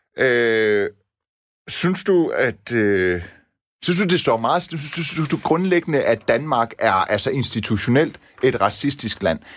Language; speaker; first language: Danish; early bilingual, other home language; Persian